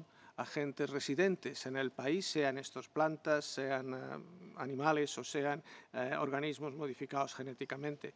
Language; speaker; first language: Spanish; native; Spanish